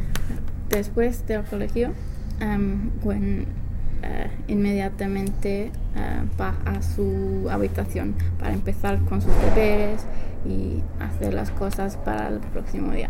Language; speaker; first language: Spanish; non-native, learner; English